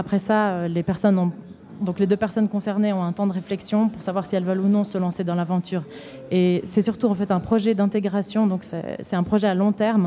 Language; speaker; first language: French; native; French